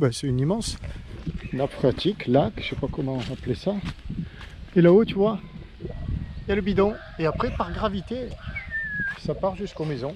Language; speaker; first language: French; native; French